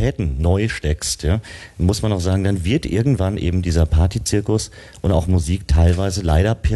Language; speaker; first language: German; native; German